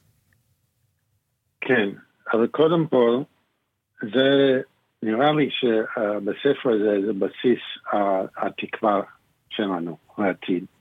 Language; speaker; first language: Hebrew; non-native, fluent; English